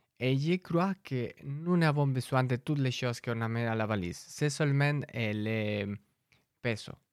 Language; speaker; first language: French; non-native, learner; Spanish